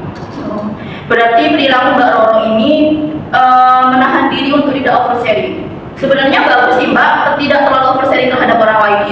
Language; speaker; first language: Indonesian; native; Indonesian